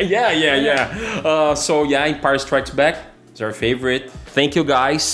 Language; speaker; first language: English; non-native, fluent; Portuguese